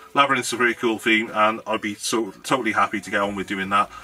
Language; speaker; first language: English; native; English